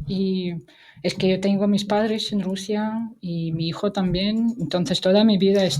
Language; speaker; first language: Spanish; non-native, fluent; Russian